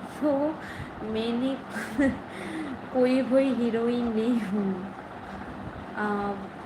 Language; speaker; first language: Hindi; non-native, local second language; Bangla